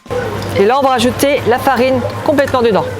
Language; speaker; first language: French; native; French